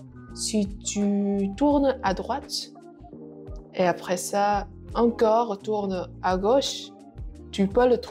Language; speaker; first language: French; non-native, learner; Vietnamese